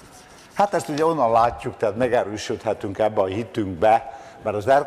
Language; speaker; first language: Hungarian; native; Hungarian